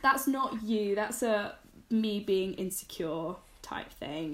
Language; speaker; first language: English; native; English